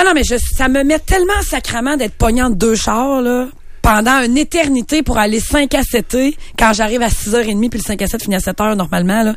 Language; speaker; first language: French; native; French